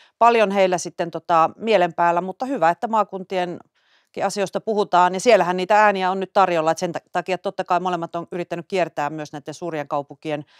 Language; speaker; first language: Finnish; native; Finnish